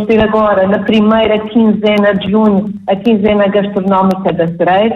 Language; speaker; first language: Portuguese; native; Portuguese